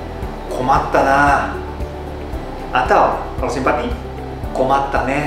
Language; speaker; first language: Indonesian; non-native, fluent; Japanese